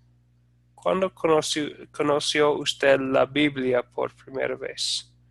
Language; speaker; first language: Spanish; non-native, fluent; English